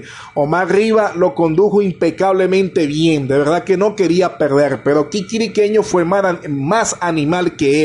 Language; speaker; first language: Spanish; native; Spanish